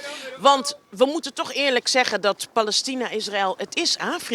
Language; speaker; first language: Dutch; native; Dutch